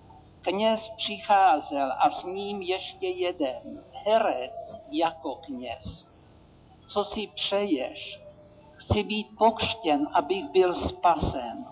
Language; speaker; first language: Czech; native; Czech